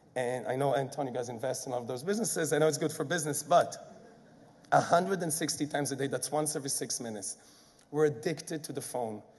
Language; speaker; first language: English; non-native, fluent; Hebrew